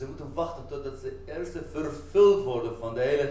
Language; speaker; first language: Dutch; non-native, fluent; Arabic